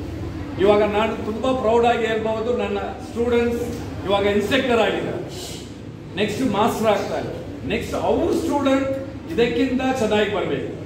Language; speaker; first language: Kannada; non-native, local second language; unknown